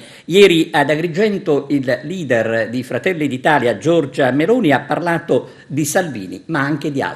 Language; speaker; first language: Italian; native; Italian